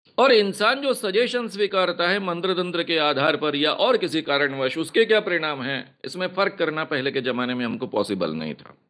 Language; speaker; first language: Hindi; non-native, local second language; Marathi